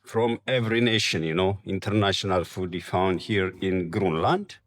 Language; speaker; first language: English; non-native, learner; Amharic